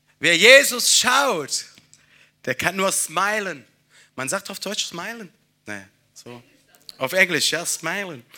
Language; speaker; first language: German; non-native, fluent; Italian